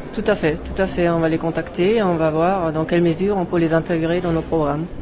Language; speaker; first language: French; non-native, fluent; German